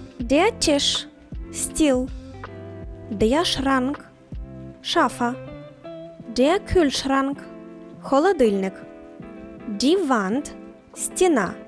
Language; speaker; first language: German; non-native, fluent; Ukrainian